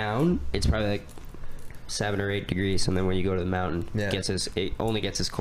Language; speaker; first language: English; native; English